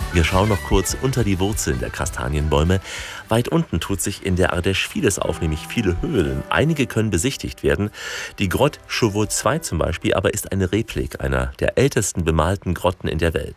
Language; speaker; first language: German; native; German